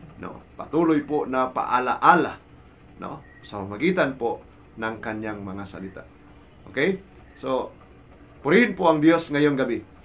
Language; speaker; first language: Filipino; non-native, local second language; Cebuano